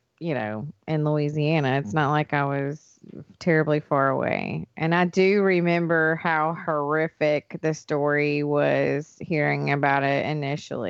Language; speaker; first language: English; native; English